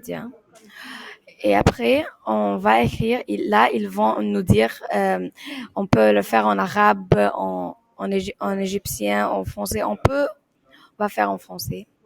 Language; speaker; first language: French; non-native, learner; Arabic